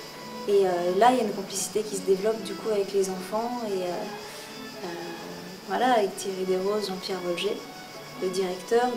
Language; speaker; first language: French; native; French